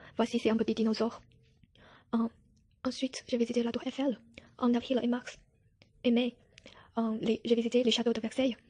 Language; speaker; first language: French; non-native, learner; Chinese